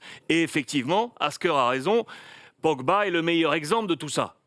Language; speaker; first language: French; native; French